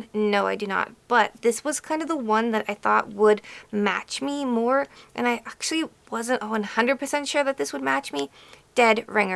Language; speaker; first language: English; native; English